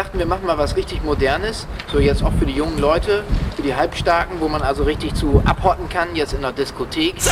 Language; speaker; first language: German; native; German